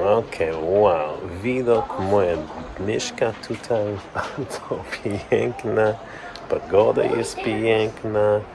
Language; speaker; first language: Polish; non-native, learner; English